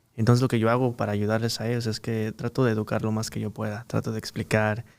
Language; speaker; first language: Spanish; early bilingual, heritage; Spanish